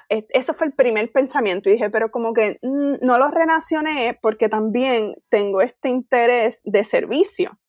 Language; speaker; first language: Spanish; native; Spanish